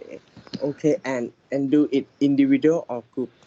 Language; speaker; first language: English; non-native, learner; Thai